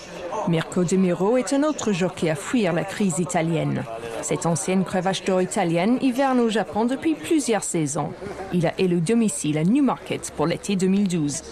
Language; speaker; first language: French; native; French